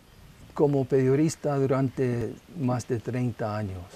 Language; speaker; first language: Spanish; non-native, local second language; English